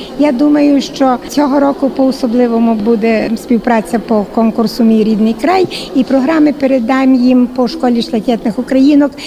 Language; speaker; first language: Ukrainian; native; Ukrainian